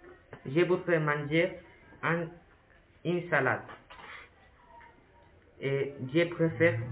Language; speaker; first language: French; non-native, learner; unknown